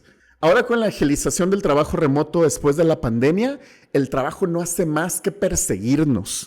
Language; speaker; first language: Spanish; native; Spanish